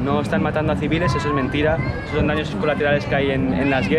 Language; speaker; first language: Spanish; native; Spanish